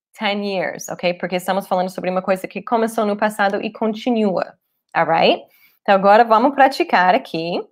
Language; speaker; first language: Portuguese; non-native, fluent; English